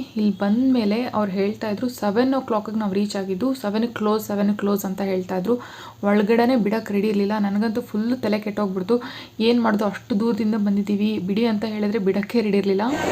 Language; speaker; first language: Kannada; native; Kannada